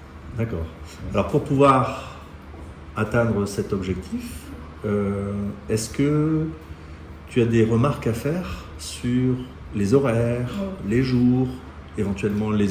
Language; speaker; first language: French; native; French